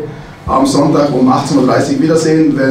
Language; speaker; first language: German; native; German